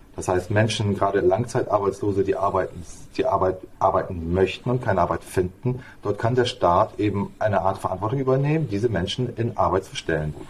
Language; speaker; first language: German; native; German